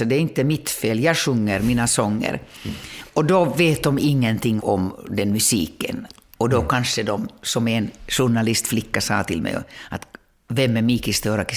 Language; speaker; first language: Swedish; non-native, local second language; Finnish